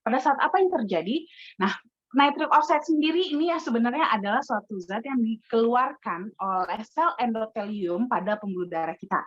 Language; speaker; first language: Indonesian; native; Indonesian